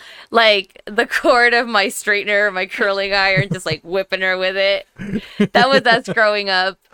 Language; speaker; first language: English; native; English